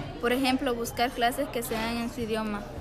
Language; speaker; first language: Spanish; early bilingual, heritage; Spanish